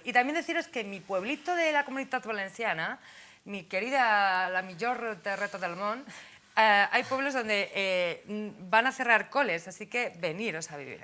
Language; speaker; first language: Spanish; native; Spanish